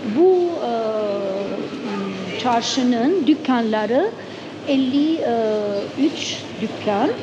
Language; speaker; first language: Turkish; non-native, fluent; Arabic